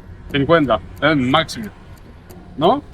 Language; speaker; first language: Spanish; non-native, learner; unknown